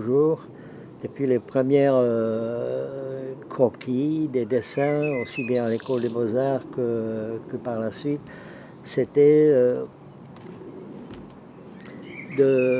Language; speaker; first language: French; non-native, fluent; Czech